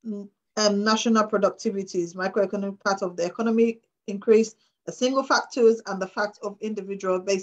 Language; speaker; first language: English; non-native, local second language; Krio